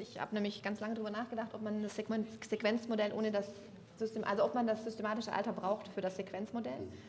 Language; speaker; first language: German; native; German